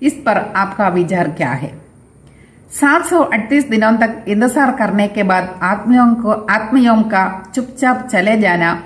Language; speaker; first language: Hindi; non-native, local second language; Malayalam